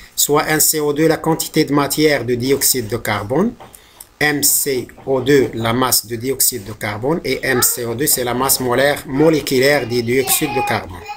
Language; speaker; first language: French; non-native, local second language; Arabic